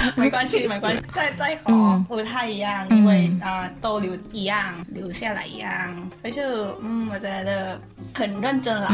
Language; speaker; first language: Chinese; non-native, learner; Thai